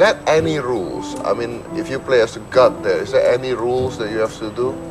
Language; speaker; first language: English; non-native, learner; Indonesian